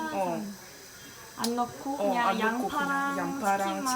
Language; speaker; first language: Korean; non-native, fluent; French